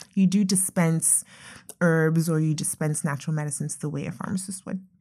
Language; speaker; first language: English; non-native, local second language; Yoruba